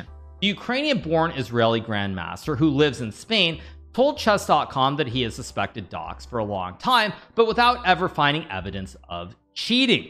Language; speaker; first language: English; native; English